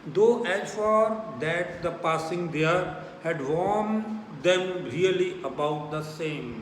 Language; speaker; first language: English; non-native, local second language; Punjabi